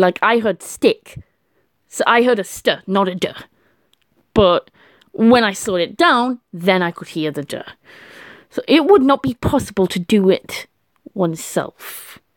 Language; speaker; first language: English; native; English